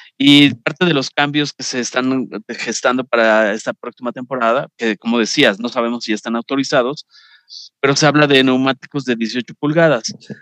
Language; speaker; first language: Spanish; native; Spanish